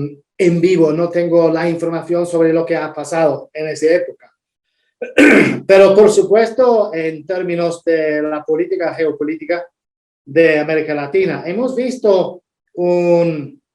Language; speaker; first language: Spanish; non-native, fluent; English